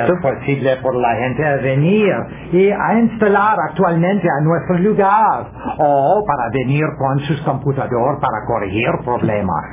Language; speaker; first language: Spanish; non-native, learner; English